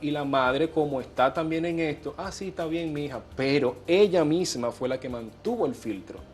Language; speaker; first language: Spanish; native; Spanish